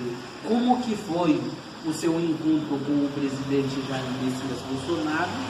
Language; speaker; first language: Portuguese; non-native, fluent; Haitian Creole